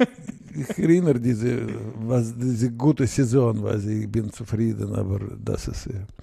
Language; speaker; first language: German; non-native, learner; Russian